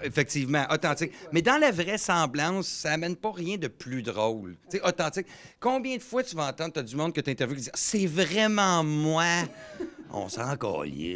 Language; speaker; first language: French; native; French